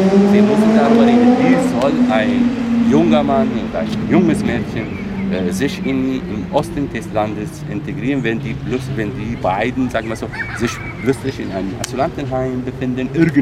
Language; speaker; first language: German; non-native, fluent; Arabic